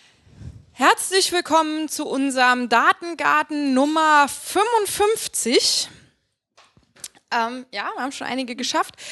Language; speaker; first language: German; native; German